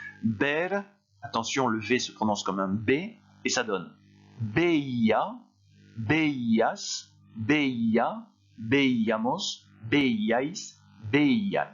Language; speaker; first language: French; native; French